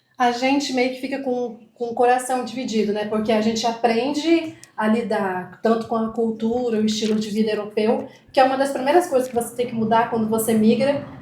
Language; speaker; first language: Portuguese; native; Portuguese